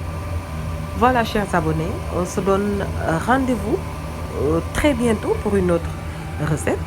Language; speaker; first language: French; non-native, local second language; Wolof